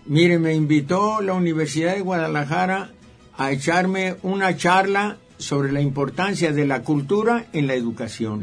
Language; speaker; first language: Spanish; native; Spanish